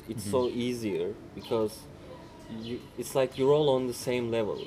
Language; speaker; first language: English; non-native, fluent; Turkish